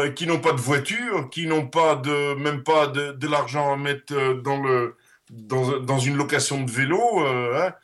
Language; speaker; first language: French; non-native, fluent; Dutch